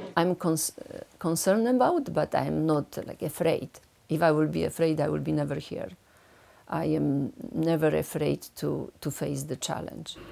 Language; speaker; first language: English; non-native, fluent; Polish